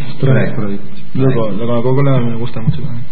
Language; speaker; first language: Spanish; native; Spanish